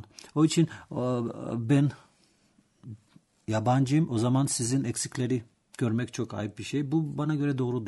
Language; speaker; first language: Turkish; non-native, learner; Georgian